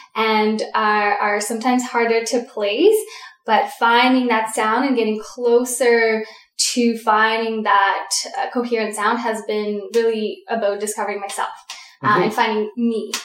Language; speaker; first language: English; early bilingual, other home language; Russian